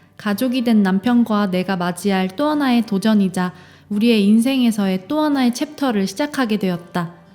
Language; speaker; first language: Korean; native; Korean